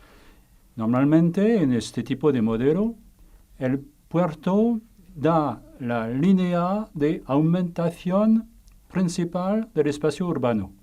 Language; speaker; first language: Spanish; non-native, fluent; French